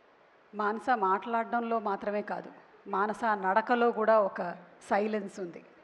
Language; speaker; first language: Telugu; native; Telugu